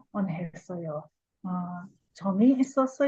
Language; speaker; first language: Korean; non-native, learner; English